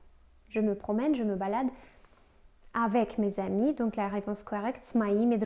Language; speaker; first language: French; non-native, fluent; Russian